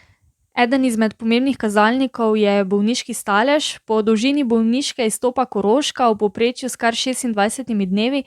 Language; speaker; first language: Slovenian; native; Slovenian